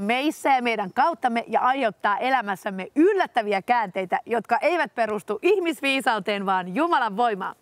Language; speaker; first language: Finnish; native; Finnish